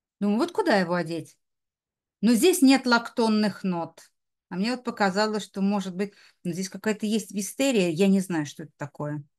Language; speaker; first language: Russian; native; Russian